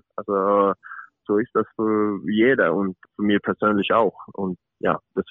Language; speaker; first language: German; non-native, fluent; Swedish